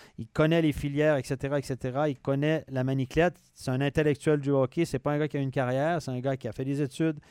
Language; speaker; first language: French; native; French